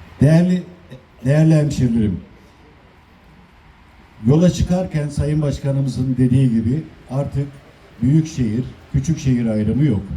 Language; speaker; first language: Turkish; native; Turkish